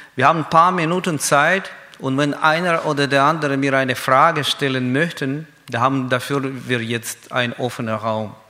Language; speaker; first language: German; non-native, fluent; Russian